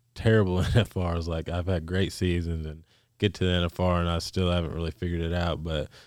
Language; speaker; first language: English; native; English